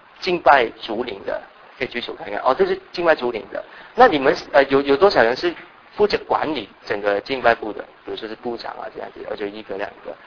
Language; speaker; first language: Chinese; non-native, local second language; Cantonese